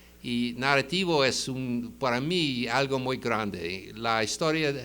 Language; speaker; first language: Spanish; non-native, fluent; English